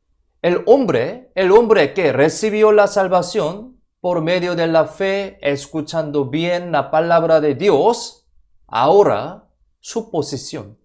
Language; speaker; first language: Spanish; non-native, fluent; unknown